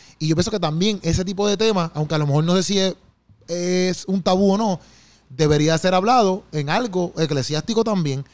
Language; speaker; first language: Spanish; native; Spanish